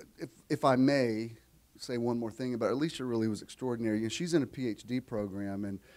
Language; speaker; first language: English; native; English